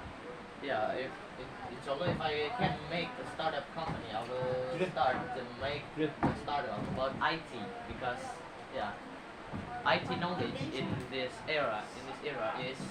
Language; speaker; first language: English; non-native, learner; Indonesian